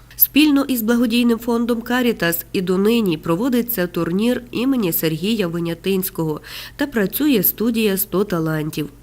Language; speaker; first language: Ukrainian; native; Ukrainian